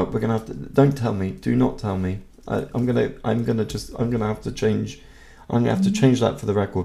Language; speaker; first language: English; non-native, local second language; Hungarian